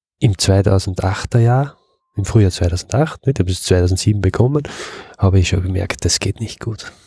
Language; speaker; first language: German; native; German